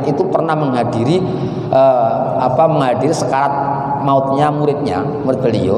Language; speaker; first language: Indonesian; native; Indonesian